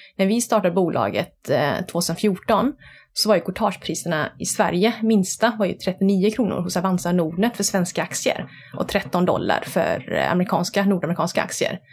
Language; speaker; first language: Swedish; early bilingual, other home language; Vietnamese